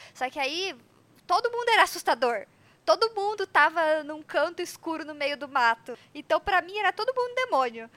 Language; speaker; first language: Portuguese; native; Portuguese